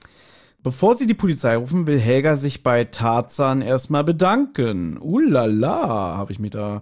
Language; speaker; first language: German; native; German